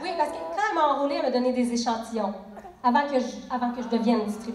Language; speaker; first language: French; native; French